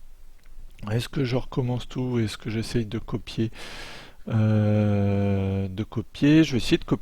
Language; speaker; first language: French; native; French